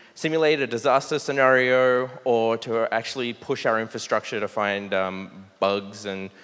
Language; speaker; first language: English; native; English